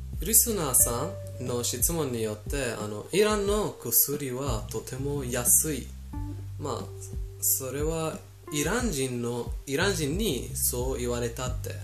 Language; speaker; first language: Japanese; non-native, fluent; Persian